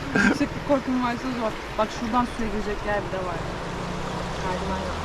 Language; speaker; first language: Turkish; native; Turkish